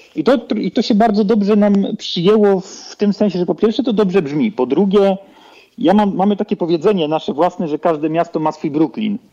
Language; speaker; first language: Polish; native; Polish